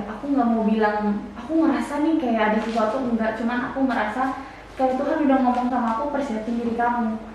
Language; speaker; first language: Indonesian; native; Indonesian